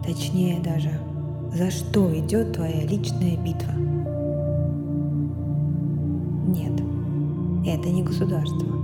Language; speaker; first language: Russian; native; Russian